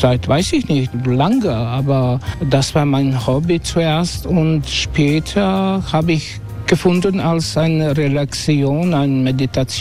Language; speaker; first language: German; non-native, learner; Croatian